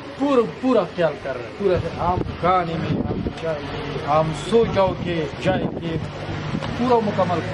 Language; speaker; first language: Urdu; non-native, learner; Pashto